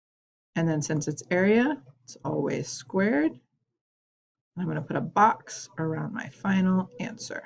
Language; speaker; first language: English; native; English